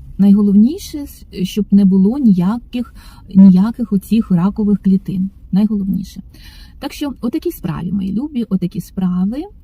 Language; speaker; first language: Ukrainian; non-native, local second language; Russian